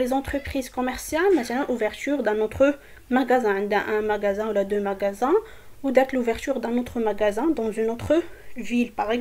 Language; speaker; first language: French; non-native, local second language; Arabic